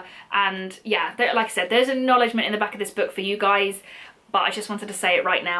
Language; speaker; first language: English; native; English